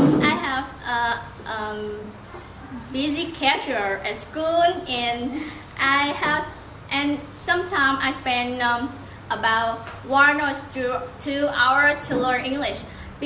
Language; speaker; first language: English; non-native, learner; Vietnamese